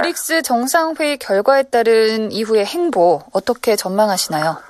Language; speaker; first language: Korean; native; Korean